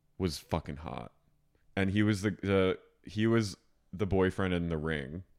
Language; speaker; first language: English; native; English